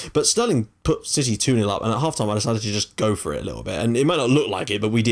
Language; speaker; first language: English; native; English